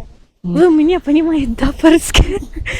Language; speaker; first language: Russian; non-native, learner; Malayalam